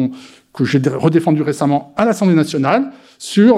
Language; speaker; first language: French; native; French